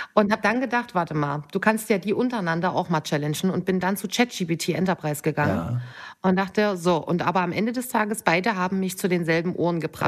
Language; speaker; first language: German; native; German